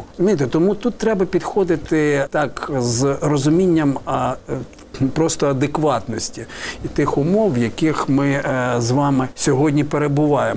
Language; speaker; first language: Ukrainian; native; Ukrainian